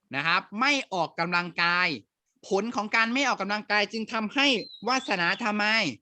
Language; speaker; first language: Thai; native; Thai